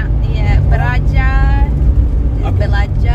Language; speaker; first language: Indonesian; non-native, learner; Portuguese